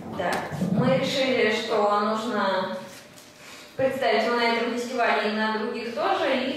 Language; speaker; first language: Russian; native; Russian